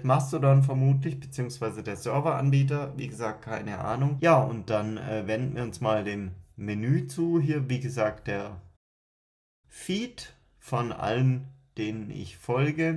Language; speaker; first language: German; native; German